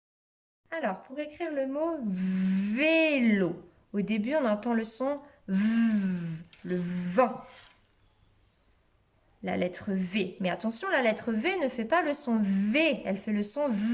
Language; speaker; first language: French; native; French